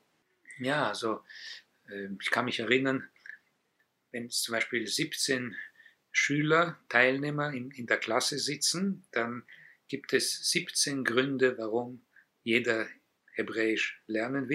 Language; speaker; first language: German; non-native, fluent; Hebrew